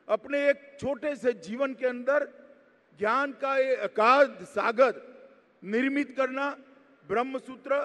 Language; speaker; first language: Hindi; non-native, local second language; Gujarati